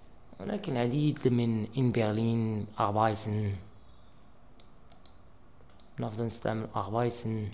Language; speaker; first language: German; non-native, learner; Arabic